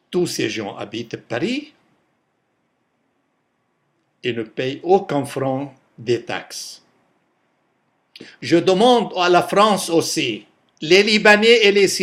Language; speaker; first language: French; non-native, local second language; Arabic